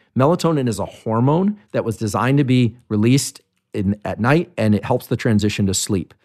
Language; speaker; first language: English; native; English